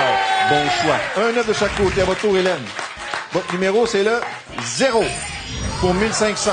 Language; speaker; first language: French; native; French